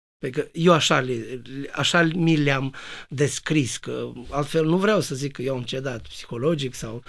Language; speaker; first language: Romanian; native; Romanian